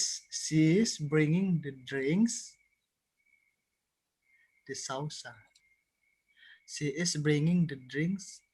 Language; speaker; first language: English; non-native, learner; Indonesian